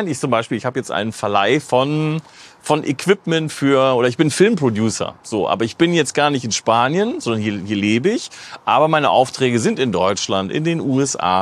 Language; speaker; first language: German; native; German